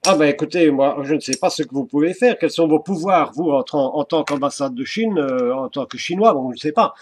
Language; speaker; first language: French; native; French